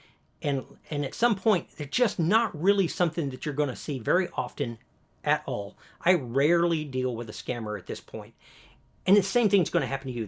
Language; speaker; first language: English; native; English